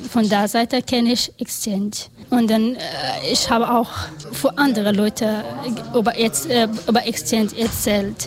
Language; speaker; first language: German; non-native, learner; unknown